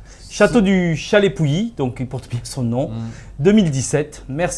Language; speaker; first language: French; native; French